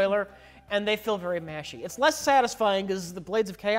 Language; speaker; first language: English; native; English